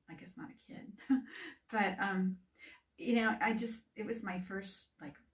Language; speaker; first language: English; native; English